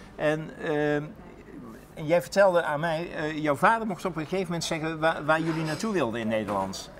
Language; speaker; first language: Dutch; native; Dutch